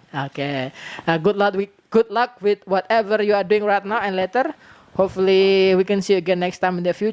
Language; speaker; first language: English; non-native, learner; Indonesian